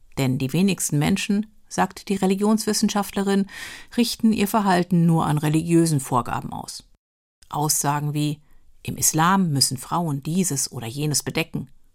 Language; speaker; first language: German; native; German